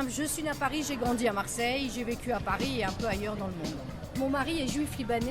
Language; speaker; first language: French; native; French